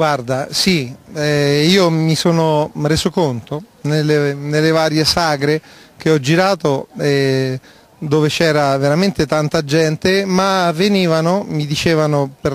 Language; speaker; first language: Italian; native; Italian